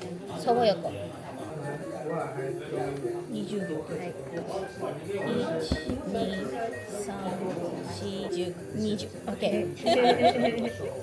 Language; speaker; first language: Japanese; native; Japanese